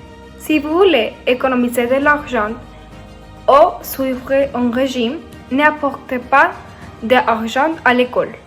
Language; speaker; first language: French; non-native, learner; Spanish